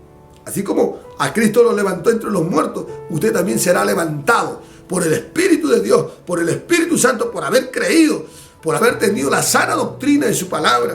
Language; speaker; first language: Spanish; native; Spanish